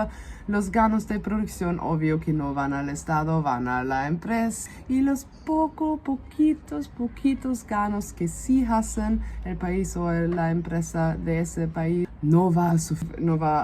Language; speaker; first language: Spanish; non-native, fluent; German